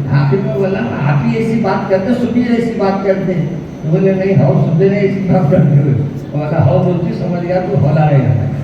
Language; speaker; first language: Urdu; native; Urdu